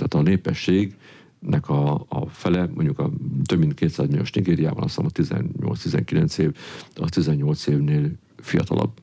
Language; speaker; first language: Hungarian; native; Hungarian